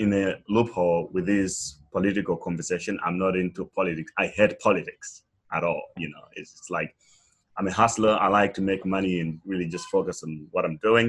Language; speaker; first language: English; non-native, local second language; Nyanja